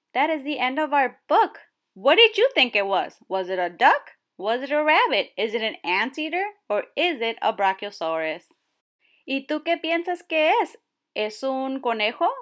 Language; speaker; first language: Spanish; early bilingual, heritage; Spanish